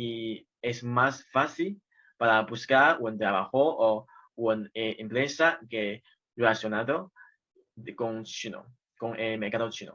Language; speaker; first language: Spanish; non-native, fluent; Chinese